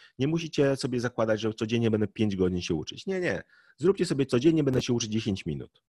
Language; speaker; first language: Polish; native; Polish